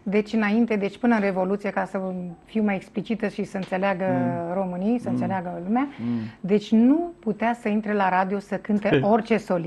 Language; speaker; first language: Romanian; native; Romanian